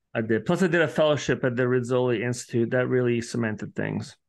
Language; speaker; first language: English; early bilingual, other home language; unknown